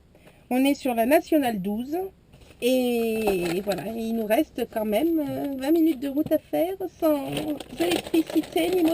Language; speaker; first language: French; native; French